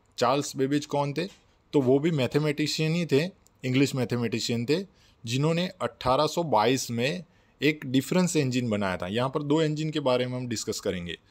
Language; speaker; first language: Hindi; non-native, local second language; Gujarati